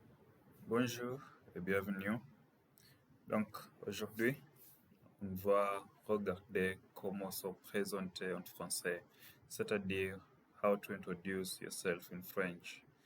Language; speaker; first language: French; non-native, fluent; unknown